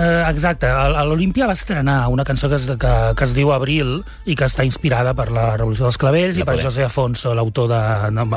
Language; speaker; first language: Catalan; native; Catalan